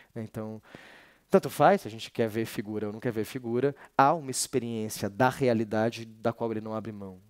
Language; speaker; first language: Portuguese; native; Portuguese